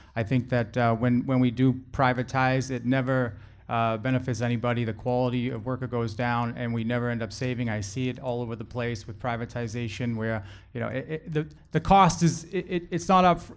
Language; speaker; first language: English; native; English